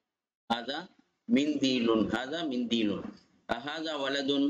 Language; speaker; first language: Arabic; non-native, fluent; Tamil